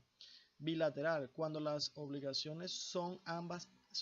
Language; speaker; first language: Spanish; native; Spanish